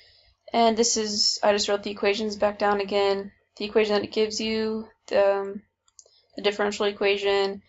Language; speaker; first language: English; native; English